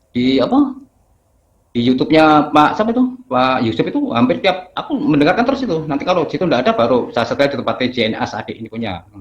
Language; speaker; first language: Indonesian; non-native, local second language; Javanese